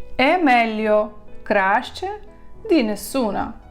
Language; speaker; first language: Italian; non-native, fluent; Ukrainian